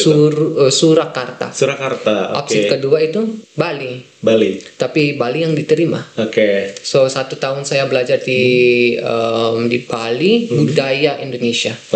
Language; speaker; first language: Indonesian; non-native, fluent; Dutch